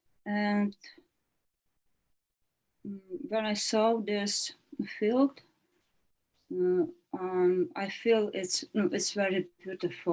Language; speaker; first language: English; non-native, learner; Ukrainian